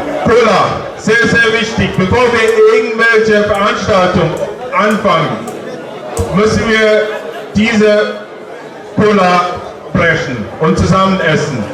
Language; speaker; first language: German; non-native, fluent; Igbo